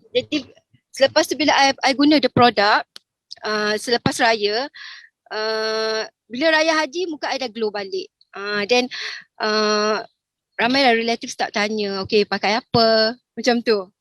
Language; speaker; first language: Malay; native; Malay